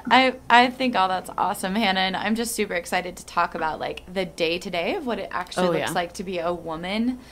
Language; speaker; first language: English; native; English